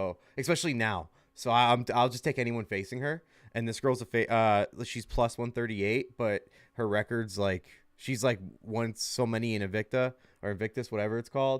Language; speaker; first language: English; native; English